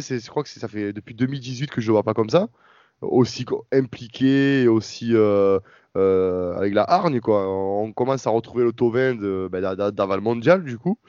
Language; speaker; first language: French; native; French